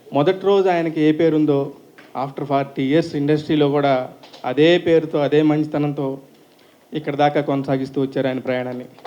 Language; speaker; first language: Telugu; native; Telugu